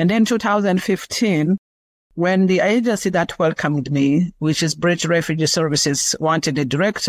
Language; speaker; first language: English; non-native, local second language; Kinyarwanda